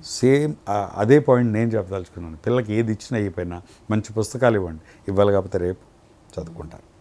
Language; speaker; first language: Telugu; native; Telugu